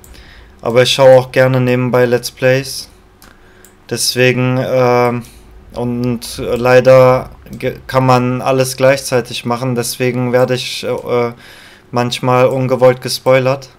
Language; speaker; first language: German; native; German